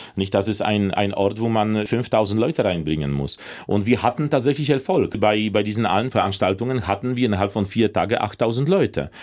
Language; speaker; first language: German; non-native, fluent; Polish